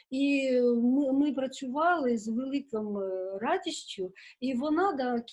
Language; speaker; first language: Ukrainian; non-native, local second language; Russian